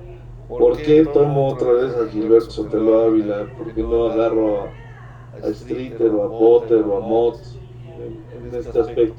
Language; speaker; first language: Spanish; native; Spanish